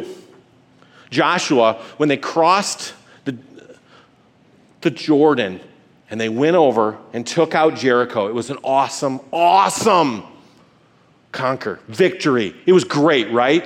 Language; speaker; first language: English; native; English